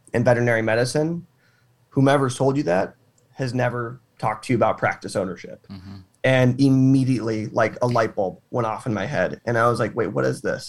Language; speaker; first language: English; native; English